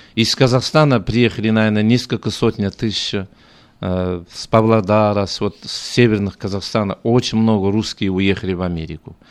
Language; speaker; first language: Russian; non-native, local second language; Kazakh